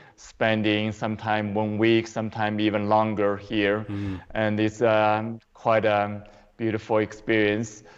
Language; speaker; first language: English; non-native, fluent; Chinese